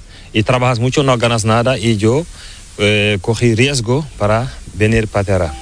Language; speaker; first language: Spanish; non-native, learner; Fula